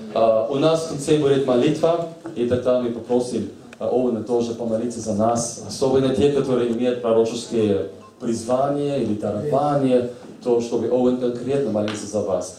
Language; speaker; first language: Russian; native; Russian